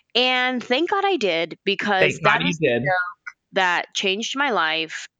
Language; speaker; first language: English; native; English